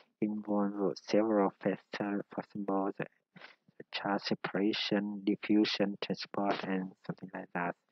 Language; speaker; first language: English; non-native, learner; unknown